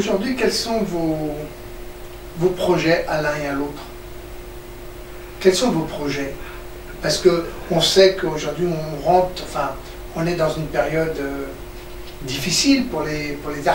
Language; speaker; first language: French; native; French